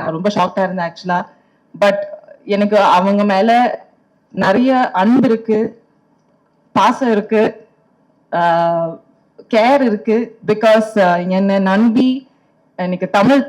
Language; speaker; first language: Tamil; non-native, local second language; Malayalam